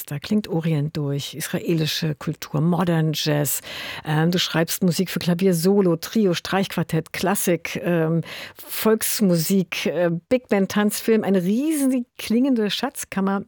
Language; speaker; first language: German; native; German